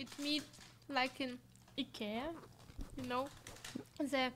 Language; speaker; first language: English; non-native, learner; Russian